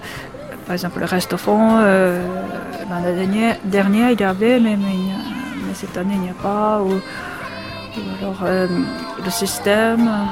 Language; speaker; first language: French; non-native, learner; Japanese